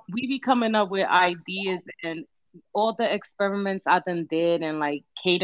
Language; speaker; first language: English; native; English